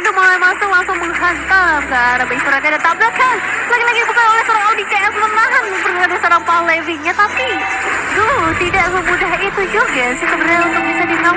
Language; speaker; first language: Indonesian; native; Indonesian